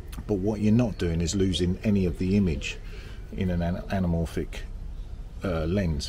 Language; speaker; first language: English; native; English